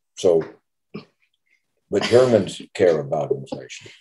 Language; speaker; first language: English; native; English